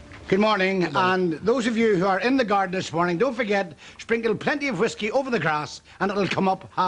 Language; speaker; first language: English; native; English